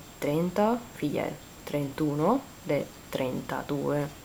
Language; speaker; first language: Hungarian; non-native, learner; Italian